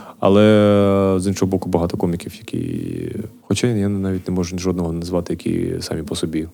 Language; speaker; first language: Ukrainian; native; Ukrainian